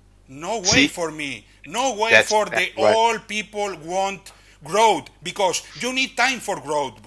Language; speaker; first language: English; non-native, learner; Spanish